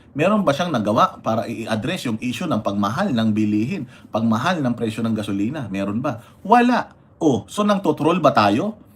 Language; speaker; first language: Filipino; non-native, local second language; Iloko